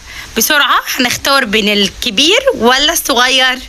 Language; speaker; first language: Arabic; native; Arabic